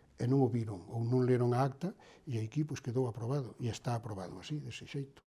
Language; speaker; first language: Galician; native; Galician